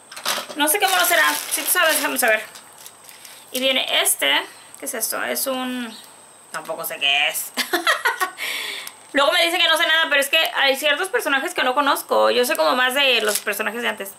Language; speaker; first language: Spanish; native; Spanish